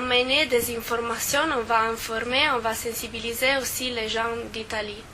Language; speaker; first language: French; non-native, fluent; Italian